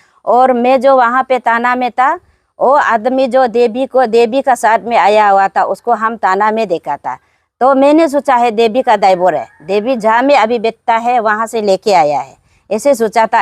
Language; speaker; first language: Hindi; non-native, local second language; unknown